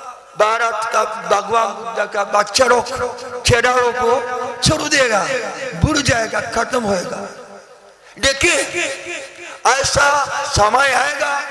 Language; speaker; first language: Hindi; non-native, learner; Japanese